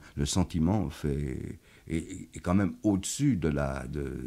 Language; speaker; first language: French; native; French